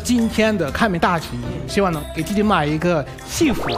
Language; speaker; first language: Chinese; non-native, fluent; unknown